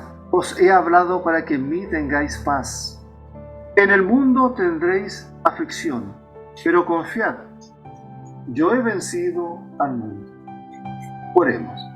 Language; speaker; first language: Spanish; native; Spanish